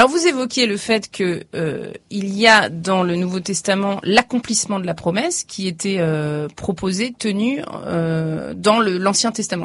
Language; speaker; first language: French; native; French